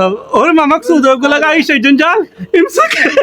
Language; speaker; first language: Arabic; non-native, learner; Urdu